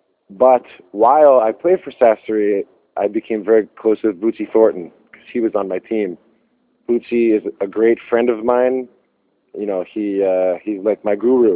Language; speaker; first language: English; native; English